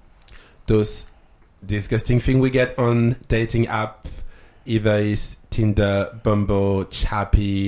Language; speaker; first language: English; non-native, fluent; French